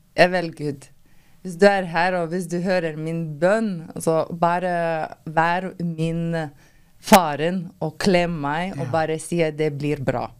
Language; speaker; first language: Norwegian; non-native, fluent; Lithuanian